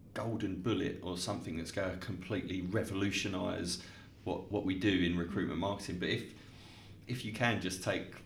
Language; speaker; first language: English; native; English